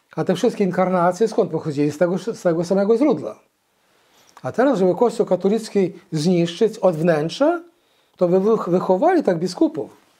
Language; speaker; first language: Polish; early bilingual, heritage; Polish